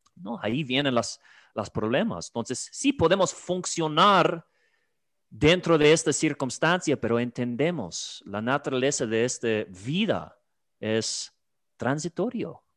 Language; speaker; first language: Spanish; non-native, fluent; English